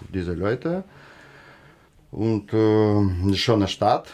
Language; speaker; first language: German; non-native, learner; Russian